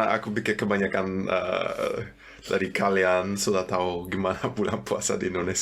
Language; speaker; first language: Indonesian; non-native, fluent; German